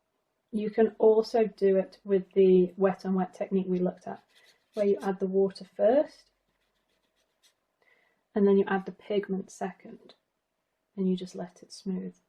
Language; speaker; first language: English; native; English